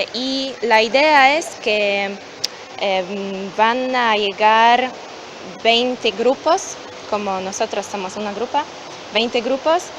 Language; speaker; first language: Spanish; non-native, learner; Polish